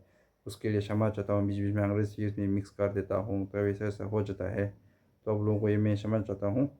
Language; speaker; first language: Hindi; non-native, fluent; Tibetan